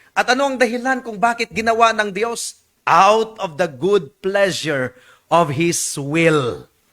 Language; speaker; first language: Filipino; non-native, local second language; Cebuano